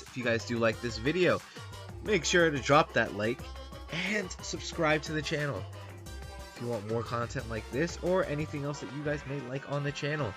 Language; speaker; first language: English; native; English